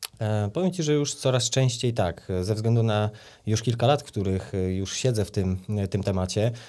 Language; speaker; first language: Polish; native; Polish